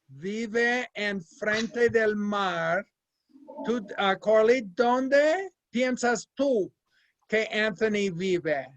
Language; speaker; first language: Spanish; non-native, fluent; English